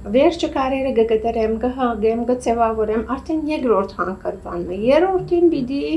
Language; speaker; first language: Armenian; early bilingual, heritage; Armenian